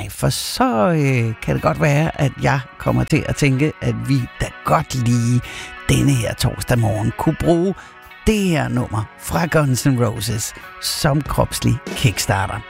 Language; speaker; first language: Danish; native; Danish